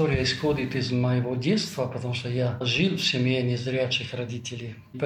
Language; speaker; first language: Russian; non-native, fluent; Italian